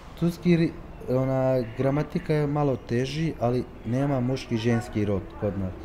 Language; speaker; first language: Croatian; early bilingual, heritage; Turkish